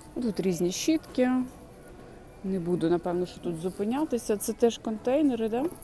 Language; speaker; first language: Ukrainian; non-native, local second language; Russian